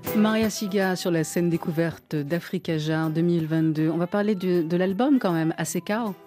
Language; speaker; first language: French; native; French